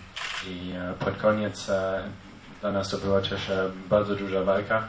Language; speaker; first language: Polish; non-native, fluent; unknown